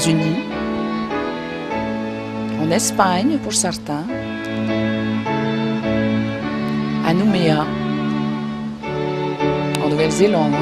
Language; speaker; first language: French; native; French